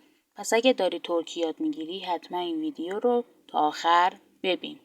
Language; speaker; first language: Persian; native; Persian